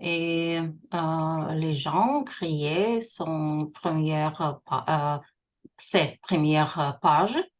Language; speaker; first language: French; non-native, learner; Russian